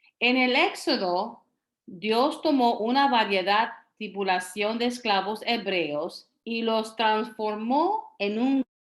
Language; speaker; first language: Spanish; early bilingual, heritage; Spanish